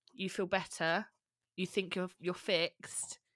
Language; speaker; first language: English; native; English